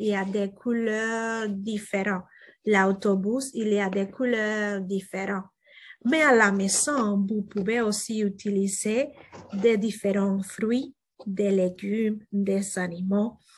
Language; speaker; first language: French; non-native, fluent; Spanish